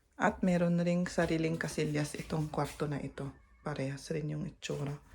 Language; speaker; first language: Filipino; native; Filipino